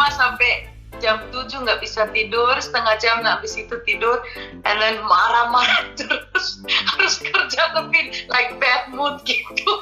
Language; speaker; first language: Indonesian; early bilingual, heritage; German